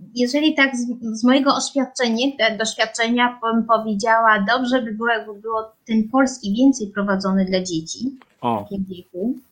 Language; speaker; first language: Polish; early bilingual, heritage; Polish